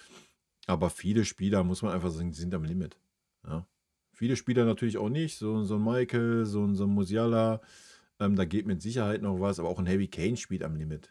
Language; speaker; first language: German; native; German